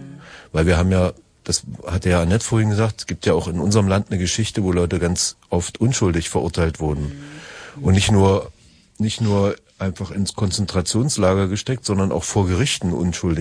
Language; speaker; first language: German; native; German